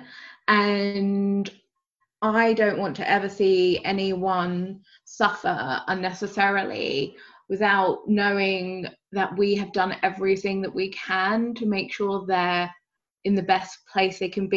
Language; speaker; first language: English; native; English